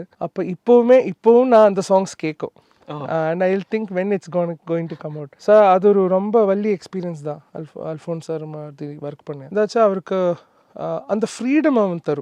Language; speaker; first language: Tamil; non-native, learner; Malayalam